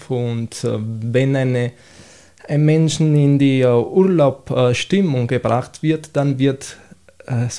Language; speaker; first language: German; non-native, fluent; Italian